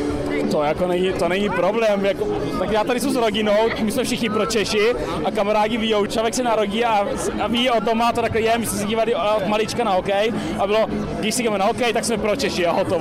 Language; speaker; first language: Czech; early bilingual, heritage; Czech